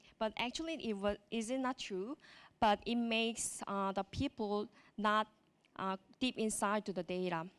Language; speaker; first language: English; non-native, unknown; Korean